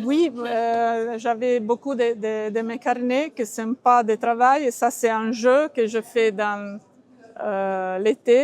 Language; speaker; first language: French; non-native, learner; Italian